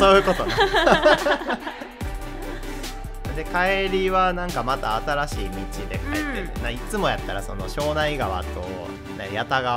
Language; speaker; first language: Japanese; native; Japanese